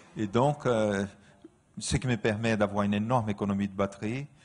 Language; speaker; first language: French; non-native, fluent; Portuguese